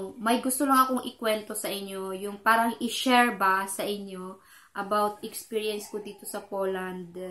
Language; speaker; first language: Filipino; non-native, local second language; Cebuano